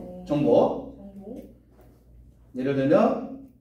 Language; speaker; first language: Korean; native; Korean